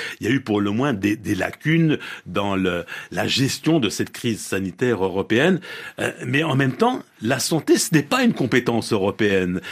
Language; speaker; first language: French; native; French